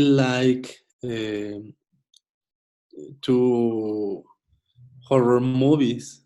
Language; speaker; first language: English; non-native, learner; Spanish